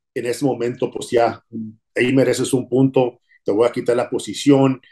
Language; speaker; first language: Spanish; early bilingual, heritage; Spanish